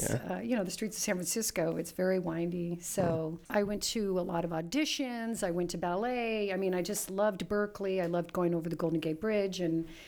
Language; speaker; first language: English; early bilingual, other home language; Italian